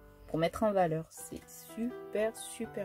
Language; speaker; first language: French; native; French